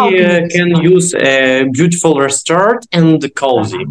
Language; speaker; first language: English; non-native, learner; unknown